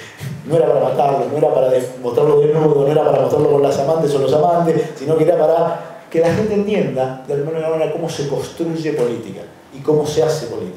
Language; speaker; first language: Spanish; native; Spanish